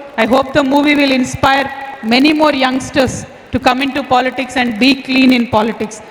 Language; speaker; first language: English; non-native, local second language; Telugu